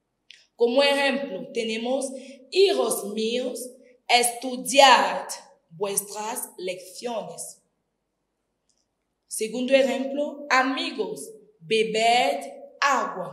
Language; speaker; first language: Spanish; non-native, fluent; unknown